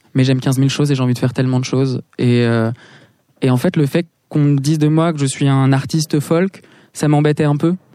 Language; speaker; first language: French; native; French